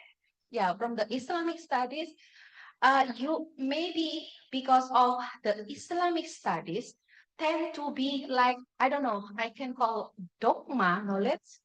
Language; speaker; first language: English; non-native, fluent; Indonesian